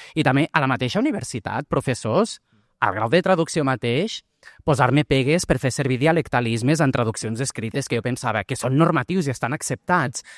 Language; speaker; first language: Catalan; early bilingual, other home language; Portuguese